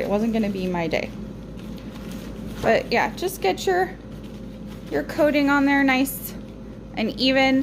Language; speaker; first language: English; native; English